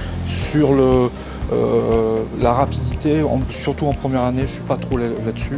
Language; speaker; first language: French; native; French